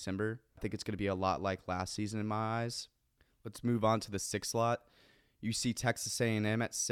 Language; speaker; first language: English; native; English